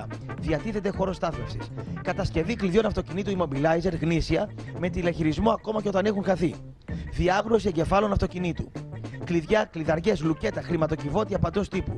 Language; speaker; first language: Greek; native; Greek